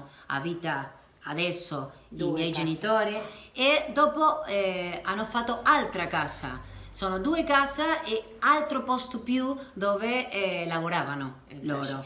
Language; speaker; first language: Italian; non-native, learner; Spanish